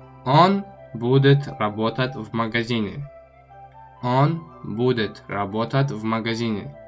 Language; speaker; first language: Russian; non-native, local second language; Tajik